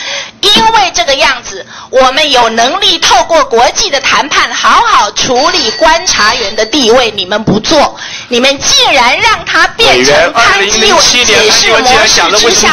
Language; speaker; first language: Chinese; native; Chinese